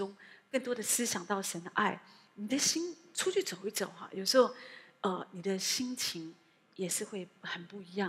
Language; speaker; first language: Chinese; native; Chinese